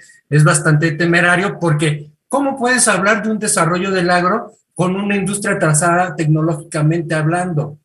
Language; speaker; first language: Spanish; native; Spanish